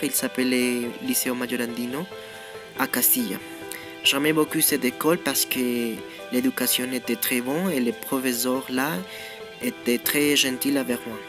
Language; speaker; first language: French; non-native, learner; Spanish